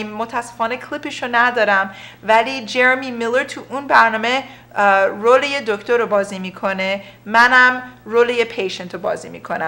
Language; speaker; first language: Persian; early bilingual, heritage; Persian